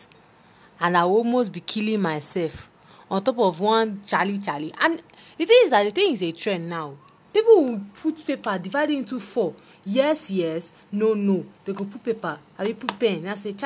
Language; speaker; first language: English; non-native, local second language; Yoruba